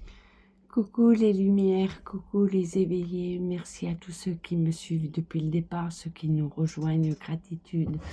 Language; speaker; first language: French; native; French